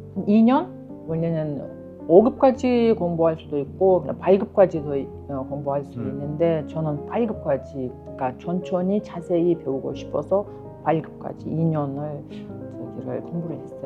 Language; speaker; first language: Korean; non-native, fluent; Kyrgyz